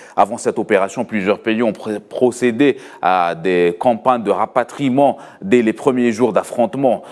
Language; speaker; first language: French; non-native, local second language; Arabic